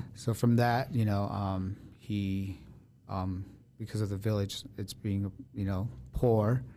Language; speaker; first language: English; early bilingual, other home language; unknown